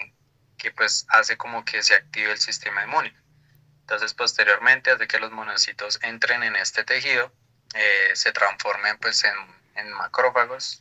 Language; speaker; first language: Spanish; native; Spanish